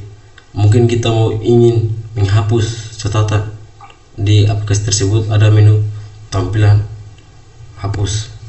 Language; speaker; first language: Indonesian; native; Indonesian